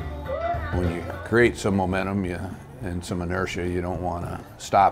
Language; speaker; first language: English; native; English